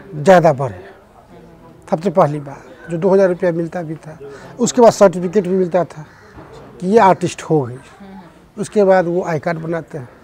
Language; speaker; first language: Hindi; native; Hindi